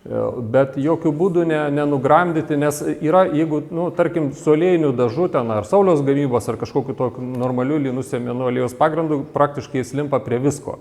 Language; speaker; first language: Lithuanian; native; Lithuanian